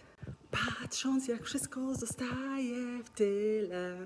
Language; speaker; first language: Polish; early bilingual, heritage; Polish